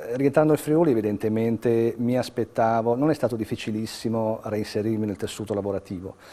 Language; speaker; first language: Italian; native; Italian